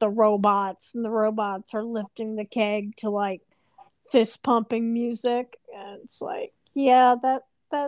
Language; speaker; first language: English; native; English